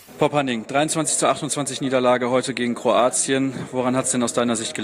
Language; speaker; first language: German; native; German